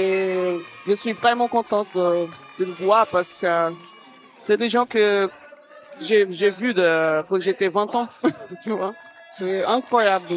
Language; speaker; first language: French; non-native, fluent; Portuguese